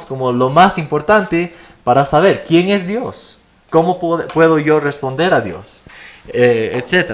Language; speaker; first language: Spanish; non-native, fluent; English